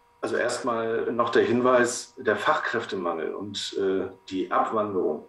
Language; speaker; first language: German; native; German